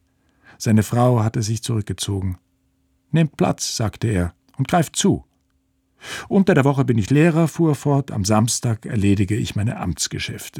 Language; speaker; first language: German; native; German